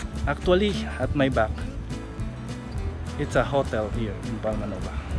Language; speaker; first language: English; non-native, local second language; Filipino